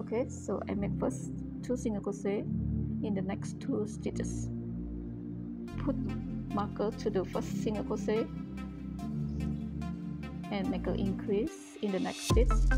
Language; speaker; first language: English; non-native, learner; Indonesian